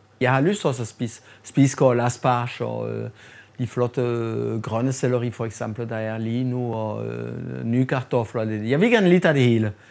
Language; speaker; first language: Danish; non-native, fluent; French